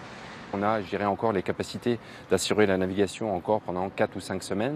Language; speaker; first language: French; native; French